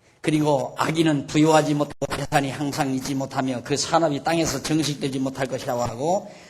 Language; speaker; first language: Korean; native; Korean